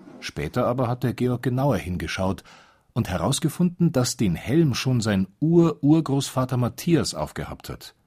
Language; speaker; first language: German; native; German